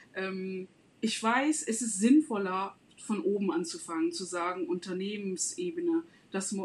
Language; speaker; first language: German; non-native, fluent; Turkish